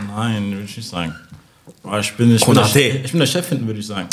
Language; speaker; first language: German; early bilingual, other home language; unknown